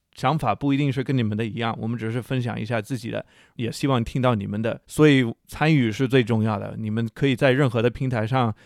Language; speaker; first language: Chinese; non-native, fluent; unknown